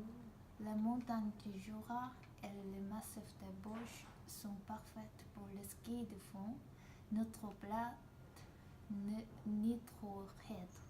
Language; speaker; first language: French; non-native, learner; Korean